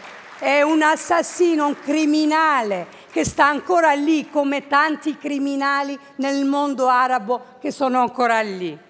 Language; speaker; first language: Italian; non-native, fluent; Arabic